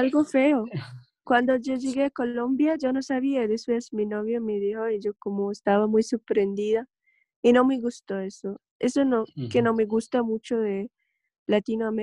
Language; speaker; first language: Spanish; non-native, learner; Russian